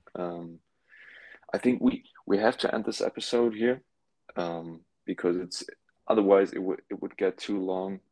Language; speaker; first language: English; non-native, fluent; German